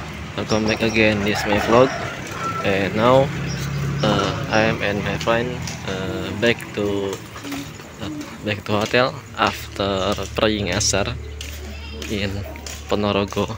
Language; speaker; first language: English; non-native, learner; Indonesian